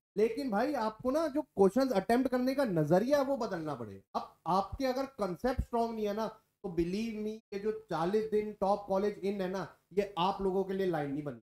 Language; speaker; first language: Hindi; native; Hindi